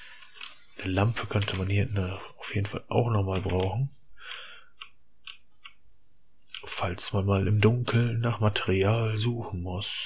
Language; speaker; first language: German; native; German